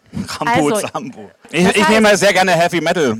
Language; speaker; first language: German; native; German